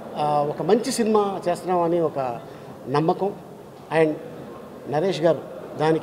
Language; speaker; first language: Telugu; native; Telugu